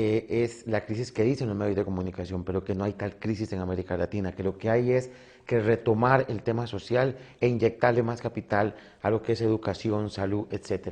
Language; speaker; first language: Spanish; native; Spanish